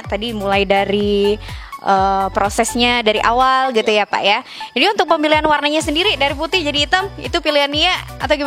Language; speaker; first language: Indonesian; native; Indonesian